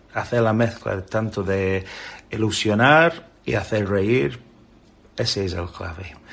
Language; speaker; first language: Spanish; non-native, fluent; English